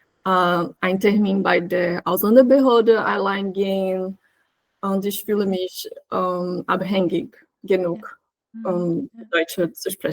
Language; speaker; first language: German; non-native, fluent; Portuguese